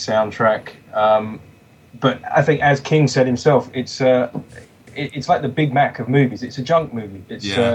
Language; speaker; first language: English; native; English